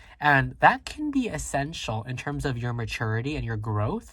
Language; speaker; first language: English; native; English